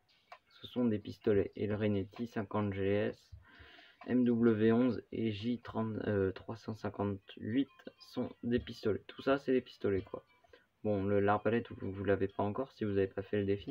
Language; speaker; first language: French; native; French